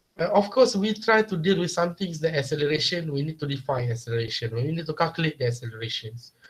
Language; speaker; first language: English; non-native, local second language; Malay